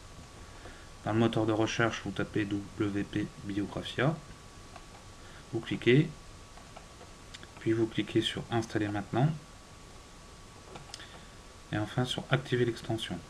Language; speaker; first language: French; native; French